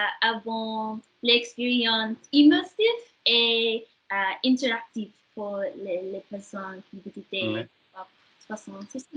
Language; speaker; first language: French; non-native, learner; English